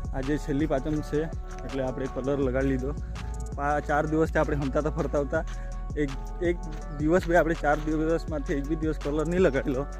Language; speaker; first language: Gujarati; non-native, local second language; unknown